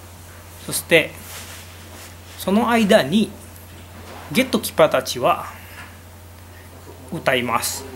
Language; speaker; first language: Japanese; non-native, learner; Indonesian